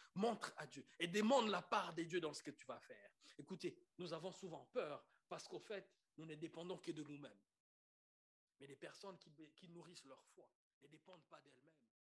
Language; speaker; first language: French; non-native, local second language; Lingala